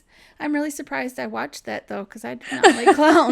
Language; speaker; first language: English; native; English